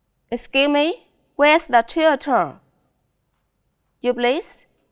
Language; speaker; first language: English; non-native, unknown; Vietnamese